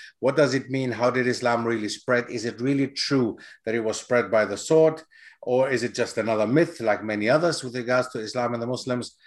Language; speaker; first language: English; non-native, fluent; Greek